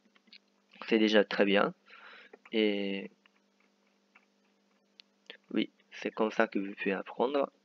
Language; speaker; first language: French; non-native, fluent; Japanese